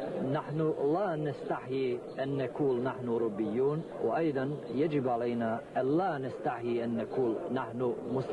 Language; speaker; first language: Arabic; non-native, fluent; Bosnian